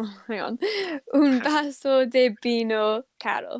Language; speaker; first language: Spanish; non-native, learner; English